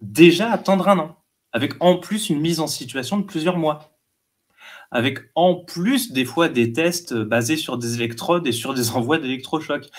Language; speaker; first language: French; native; French